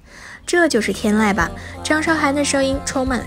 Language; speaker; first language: Chinese; native; Chinese